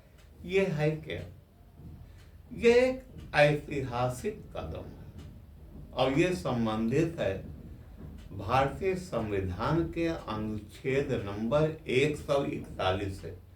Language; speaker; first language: Hindi; native; Hindi